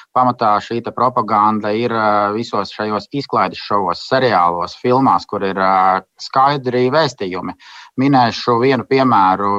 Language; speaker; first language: Latvian; native; Latvian